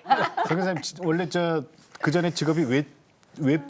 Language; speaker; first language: Korean; native; Korean